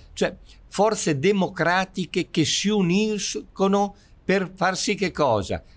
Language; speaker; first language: Italian; native; Italian